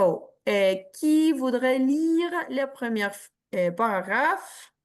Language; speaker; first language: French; non-native, fluent; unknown